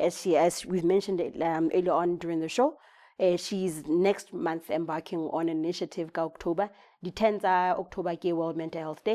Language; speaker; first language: English; non-native, local second language; Southern Sotho